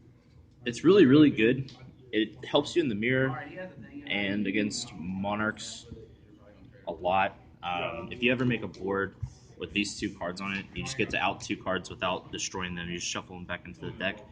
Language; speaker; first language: English; native; English